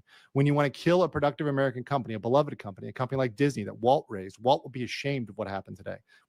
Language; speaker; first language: English; native; English